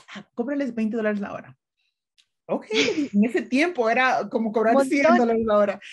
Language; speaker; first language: Spanish; native; Spanish